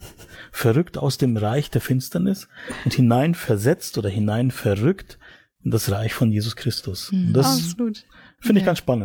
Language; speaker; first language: German; native; German